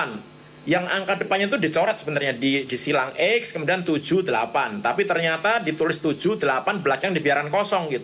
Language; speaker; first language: Indonesian; native; Indonesian